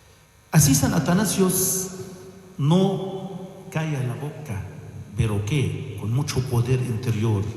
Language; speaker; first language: Spanish; non-native, fluent; Arabic